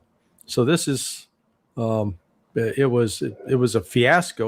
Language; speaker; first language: English; native; English